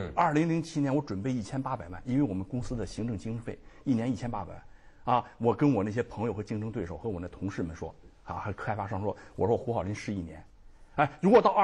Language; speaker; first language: Chinese; native; Chinese